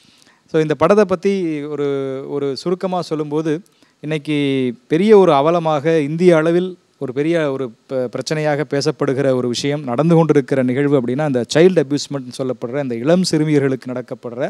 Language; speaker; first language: Tamil; native; Tamil